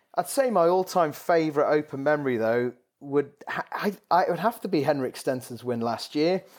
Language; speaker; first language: English; native; English